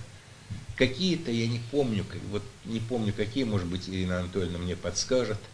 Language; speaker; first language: Russian; native; Russian